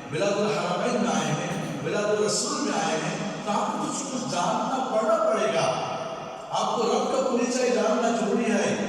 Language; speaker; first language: Urdu; non-native, local second language; Bangla